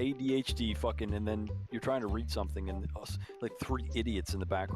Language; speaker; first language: English; native; English